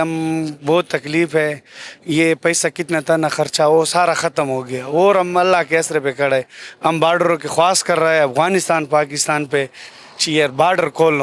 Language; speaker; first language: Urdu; non-native, local second language; Pashto